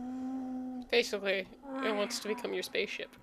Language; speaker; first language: English; native; English